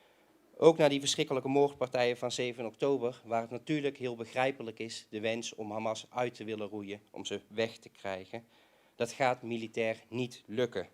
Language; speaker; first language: Dutch; native; Dutch